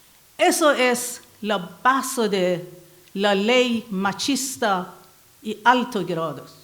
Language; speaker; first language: Spanish; non-native, learner; Persian